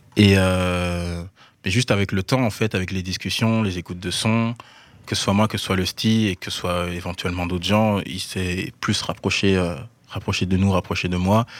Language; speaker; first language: French; native; French